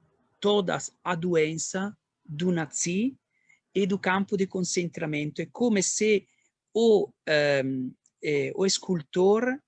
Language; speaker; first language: Portuguese; non-native, learner; Italian